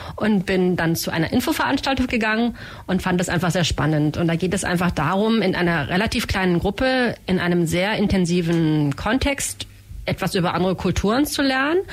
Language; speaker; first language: German; native; German